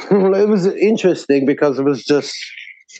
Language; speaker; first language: English; non-native, fluent; Azerbaijani